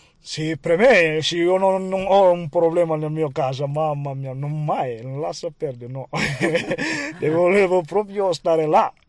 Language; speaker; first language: Italian; non-native, learner; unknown